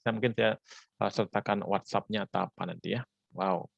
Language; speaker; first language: Indonesian; native; Indonesian